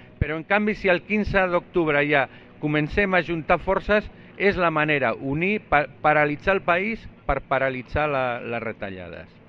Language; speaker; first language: Catalan; non-native, local second language; Spanish